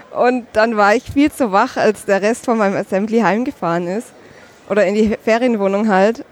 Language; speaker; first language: German; native; German